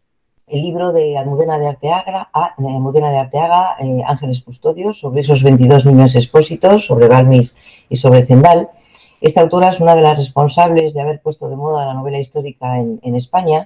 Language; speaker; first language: Spanish; native; Spanish